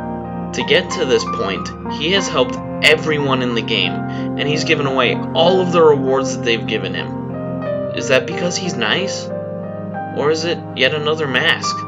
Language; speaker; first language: English; native; English